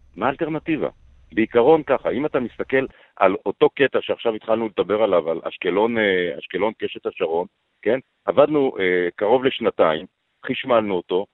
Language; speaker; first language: Hebrew; native; Hebrew